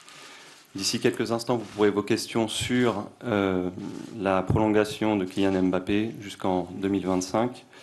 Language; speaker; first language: French; native; French